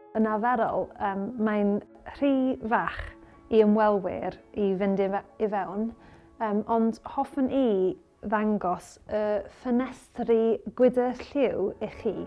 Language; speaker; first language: Welsh; non-native, learner; English